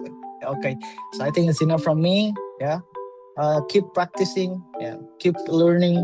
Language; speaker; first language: English; non-native, learner; Indonesian